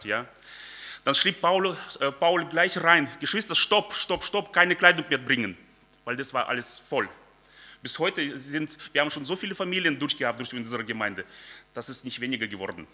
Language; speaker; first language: German; early bilingual, other home language; Russian